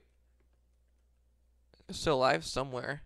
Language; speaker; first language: English; native; English